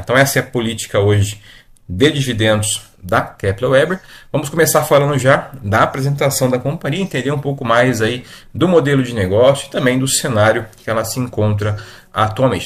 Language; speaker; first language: Portuguese; native; Portuguese